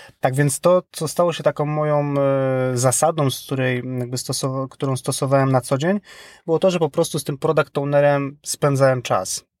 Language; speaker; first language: Polish; native; Polish